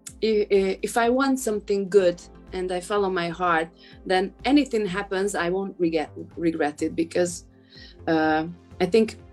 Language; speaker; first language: English; non-native, fluent; Hungarian